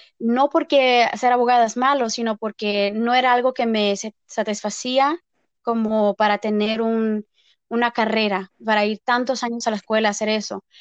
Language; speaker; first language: Spanish; early bilingual, heritage; Spanish